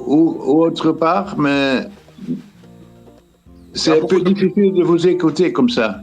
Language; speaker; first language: French; non-native, fluent; Dutch